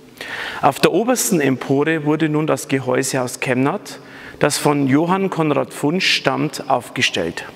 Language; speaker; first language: German; native; German